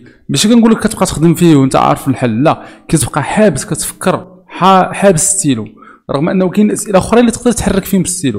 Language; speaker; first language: Arabic; native; Arabic